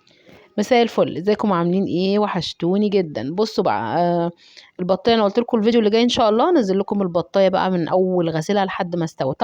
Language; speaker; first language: Arabic; native; Arabic